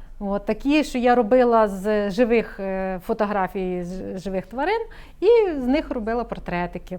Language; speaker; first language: Ukrainian; native; Ukrainian